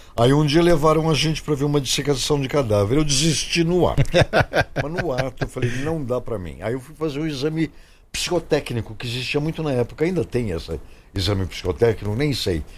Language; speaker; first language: Portuguese; native; Portuguese